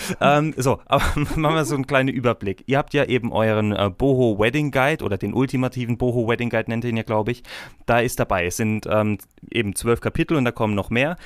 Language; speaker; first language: German; native; German